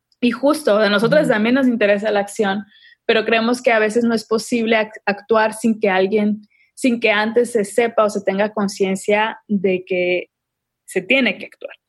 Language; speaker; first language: Spanish; native; Spanish